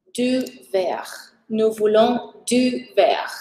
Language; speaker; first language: French; non-native, fluent; Portuguese